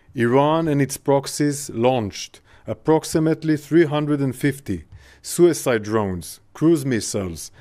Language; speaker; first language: English; non-native, fluent; Hebrew